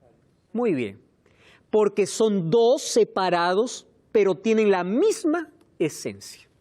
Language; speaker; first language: Spanish; native; Spanish